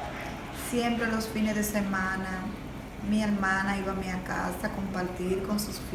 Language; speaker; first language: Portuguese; non-native, learner; Spanish